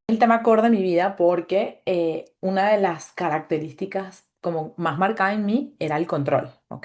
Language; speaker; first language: Spanish; native; Spanish